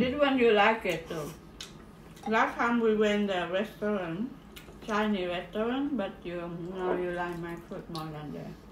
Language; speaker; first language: English; non-native, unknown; Vietnamese